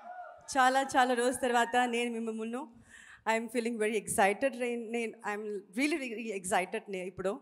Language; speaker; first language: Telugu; non-native, fluent; Tamil